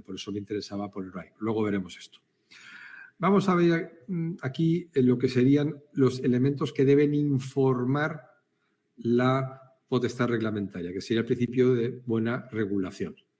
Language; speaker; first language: Spanish; native; Spanish